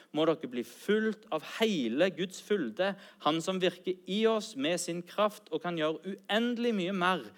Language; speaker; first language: Norwegian; native; Norwegian